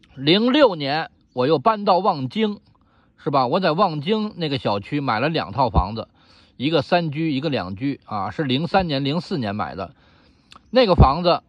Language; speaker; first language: Chinese; native; Chinese